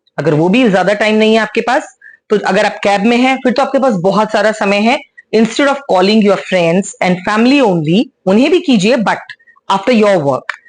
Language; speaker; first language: Hindi; native; Hindi